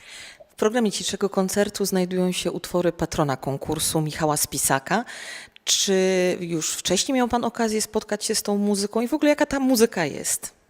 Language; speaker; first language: Polish; native; Polish